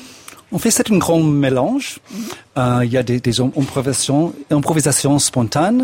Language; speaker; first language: French; non-native, fluent; English